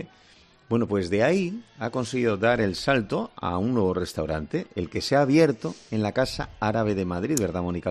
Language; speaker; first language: Spanish; native; Spanish